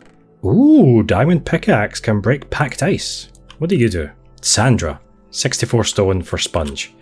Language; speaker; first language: English; native; English